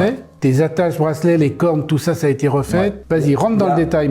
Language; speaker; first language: French; native; French